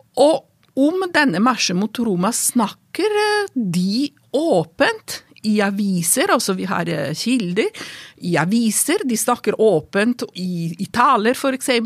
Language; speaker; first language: Norwegian; non-native, fluent; Italian